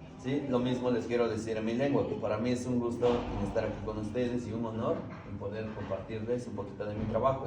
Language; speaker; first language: Spanish; non-native, local second language; Zapotec